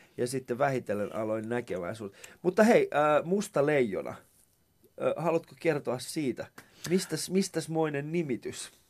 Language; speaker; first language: Finnish; early bilingual, other home language; Persian